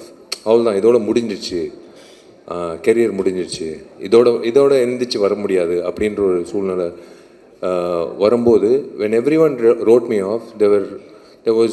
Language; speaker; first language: Tamil; native; Tamil